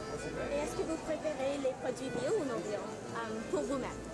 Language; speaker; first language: French; non-native, learner; English